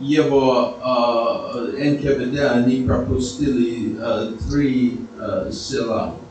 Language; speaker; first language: Russian; non-native, fluent; English